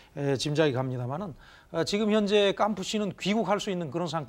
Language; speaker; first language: Korean; native; Korean